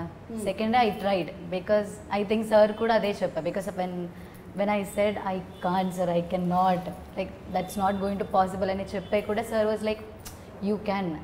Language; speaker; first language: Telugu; non-native, learner; Malayalam